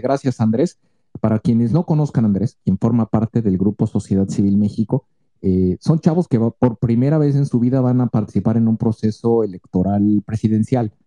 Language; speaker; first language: Spanish; native; Spanish